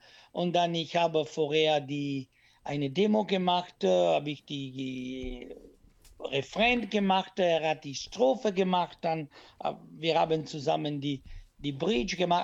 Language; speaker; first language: German; non-native, learner; Italian